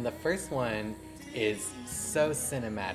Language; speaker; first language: English; native; English